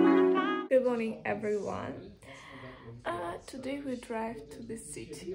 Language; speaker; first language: English; non-native, learner; Russian